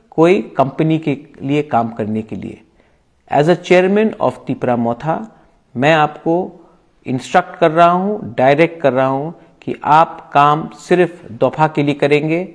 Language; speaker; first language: Hindi; non-native, local second language; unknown